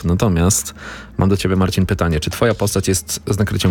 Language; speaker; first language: Polish; native; Polish